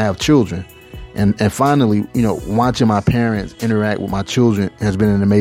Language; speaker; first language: English; native; English